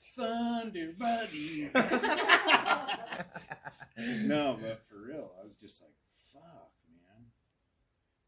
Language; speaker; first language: English; native; English